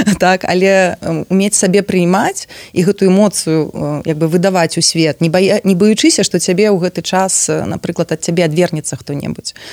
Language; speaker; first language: Belarusian; non-native, local second language; Russian